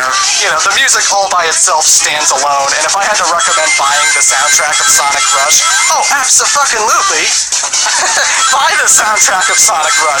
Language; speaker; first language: English; native; English